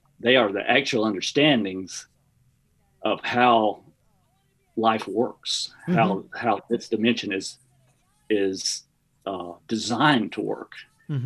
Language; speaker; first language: English; native; English